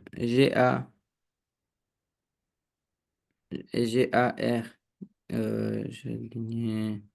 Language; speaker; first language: French; non-native, learner; Romanian